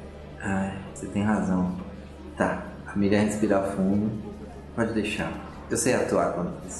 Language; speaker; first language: Portuguese; native; Portuguese